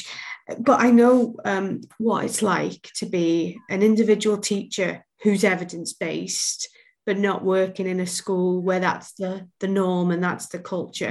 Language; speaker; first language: English; native; English